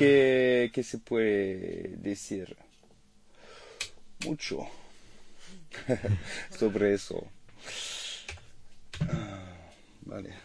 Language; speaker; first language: Spanish; non-native, learner; French